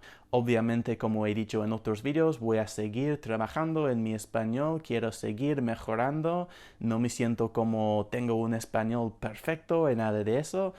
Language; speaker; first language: Spanish; non-native, fluent; English